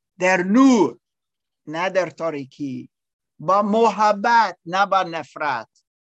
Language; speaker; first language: Persian; non-native, learner; English